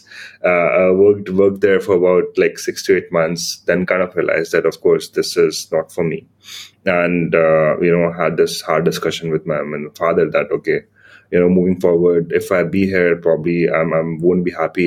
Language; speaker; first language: English; non-native, local second language; Hindi